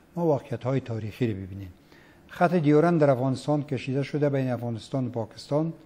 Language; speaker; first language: Persian; native; Persian